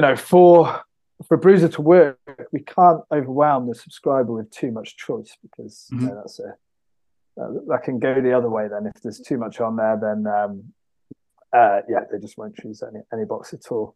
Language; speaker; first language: English; native; English